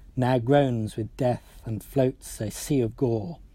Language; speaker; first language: English; native; English